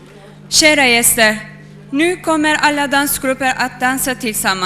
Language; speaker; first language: Swedish; non-native, fluent; Kurdish